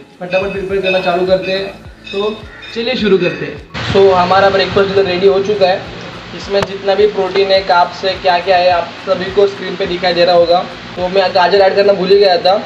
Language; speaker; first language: Hindi; non-native, local second language; Marathi